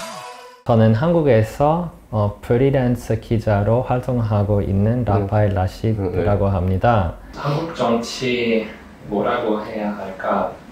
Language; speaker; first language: Korean; non-native, fluent; English